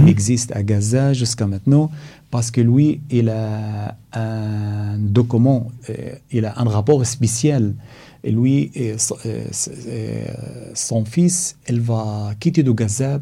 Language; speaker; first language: French; non-native, fluent; Arabic